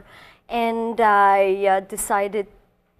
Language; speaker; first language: English; non-native, fluent; French